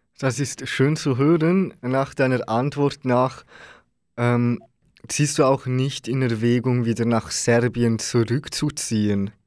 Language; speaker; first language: German; native; German